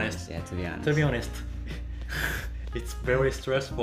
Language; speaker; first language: English; non-native, learner; Japanese